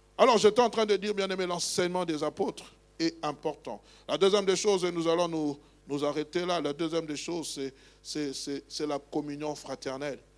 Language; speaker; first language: French; non-native, local second language; Luba-Lulua